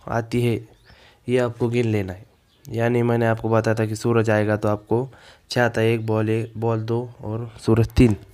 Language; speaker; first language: Hindi; non-native, local second language; Marathi